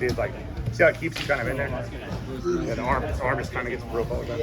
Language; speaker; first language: English; native; English